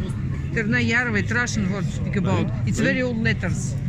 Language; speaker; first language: English; non-native, learner; Russian